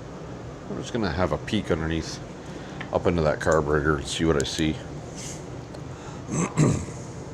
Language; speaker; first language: English; native; English